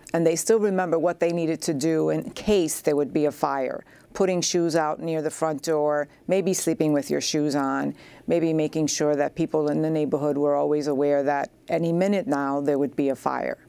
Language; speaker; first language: English; native; English